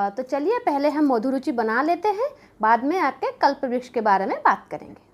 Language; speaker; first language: Hindi; non-native, local second language; Bangla